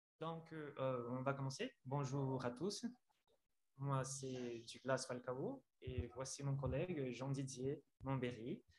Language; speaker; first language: French; non-native, fluent; Portuguese